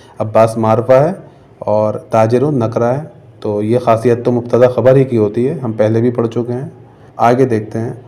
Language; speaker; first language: Urdu; native; Urdu